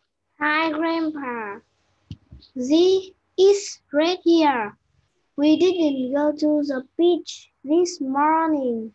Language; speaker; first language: English; non-native, learner; Vietnamese